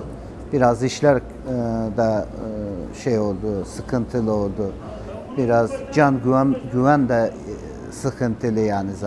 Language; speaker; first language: Turkish; non-native, learner; Persian